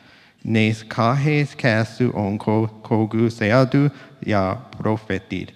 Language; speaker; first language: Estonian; non-native, learner; English